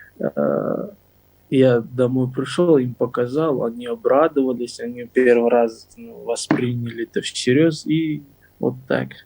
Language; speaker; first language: Russian; non-native, local second language; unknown